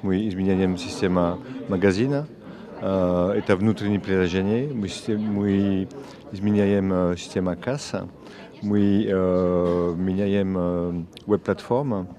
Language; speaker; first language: Russian; non-native, learner; French